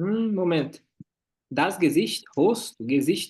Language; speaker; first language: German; non-native, fluent; Portuguese